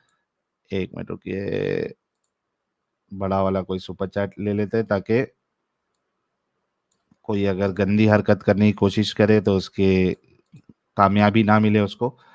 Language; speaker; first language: Hindi; native; Hindi